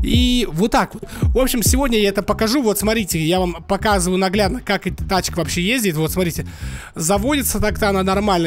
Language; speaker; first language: Russian; native; Russian